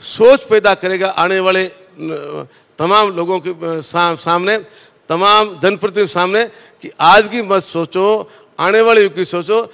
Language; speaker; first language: Hindi; native; Hindi